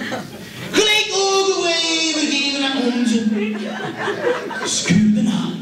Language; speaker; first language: Dutch; non-native, local second language; French